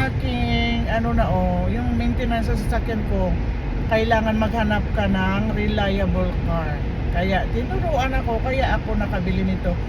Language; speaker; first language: Filipino; non-native, local second language; Cebuano